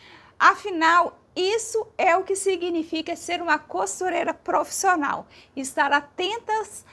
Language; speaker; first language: Portuguese; native; Portuguese